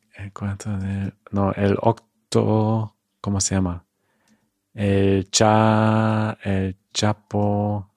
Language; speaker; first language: Spanish; non-native, fluent; German